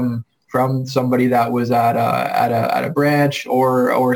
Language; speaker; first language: English; native; English